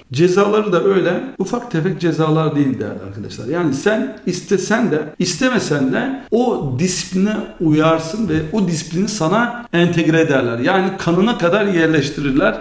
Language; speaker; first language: Turkish; early bilingual, heritage; Turkish